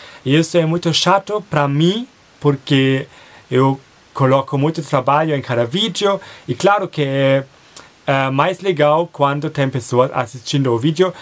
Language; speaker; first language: Portuguese; non-native, fluent; German